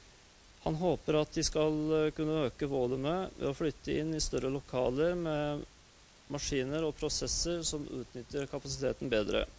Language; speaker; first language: Norwegian; native; Norwegian